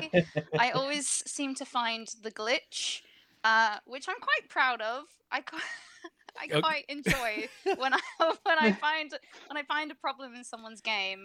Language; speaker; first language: English; native; English